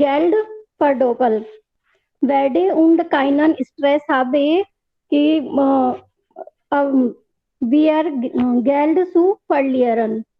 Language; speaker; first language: German; non-native, learner; Hindi